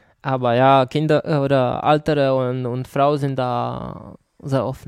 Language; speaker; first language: German; non-native, learner; Czech